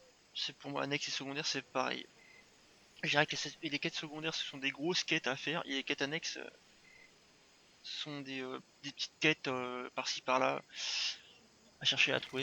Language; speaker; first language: French; native; French